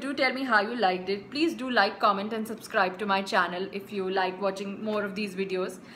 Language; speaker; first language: English; non-native, local second language; Hindi